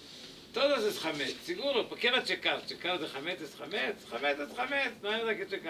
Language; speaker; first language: Spanish; non-native, learner; Hebrew